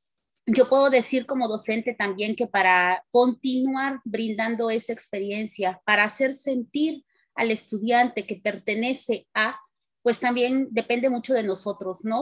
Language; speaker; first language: Spanish; native; Spanish